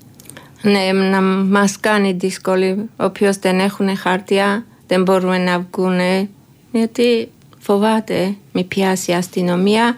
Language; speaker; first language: Greek; non-native, learner; Georgian